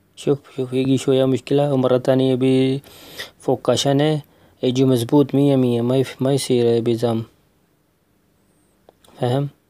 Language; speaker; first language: Arabic; non-native, learner; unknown